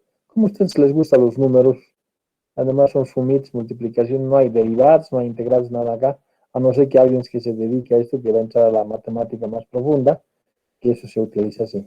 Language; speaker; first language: Spanish; native; Spanish